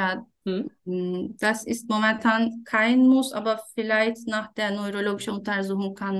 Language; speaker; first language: German; non-native, fluent; Turkish